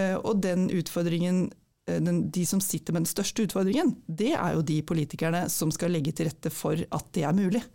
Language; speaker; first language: Norwegian; native; Norwegian